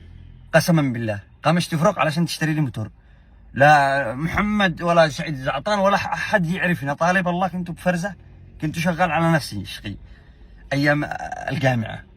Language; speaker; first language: Arabic; native; Arabic